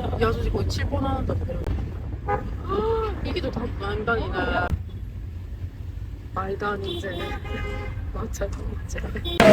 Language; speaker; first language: Korean; native; Korean